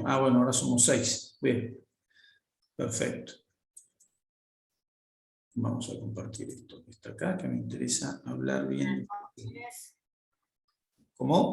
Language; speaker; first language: Spanish; native; Spanish